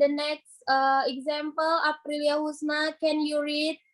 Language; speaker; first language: English; non-native, learner; Indonesian